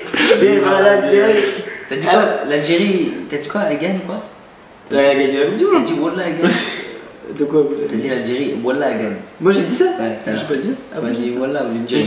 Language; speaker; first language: French; native; French